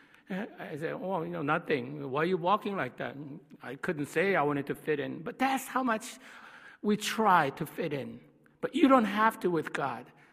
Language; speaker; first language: English; non-native, fluent; Korean